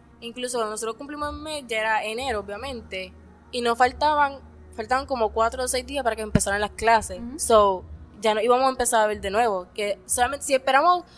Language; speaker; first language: Spanish; native; Spanish